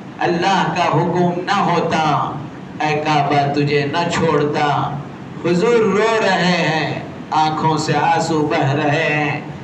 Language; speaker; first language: Urdu; native; Urdu